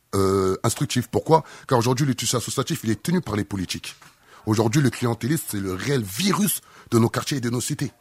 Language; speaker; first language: French; native; French